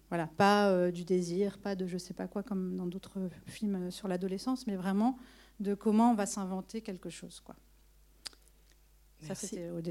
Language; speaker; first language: French; native; French